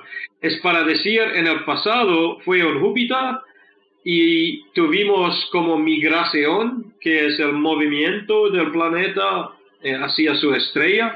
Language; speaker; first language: Spanish; non-native, fluent; English